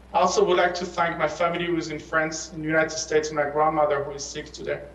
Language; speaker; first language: English; early bilingual, other home language; Persian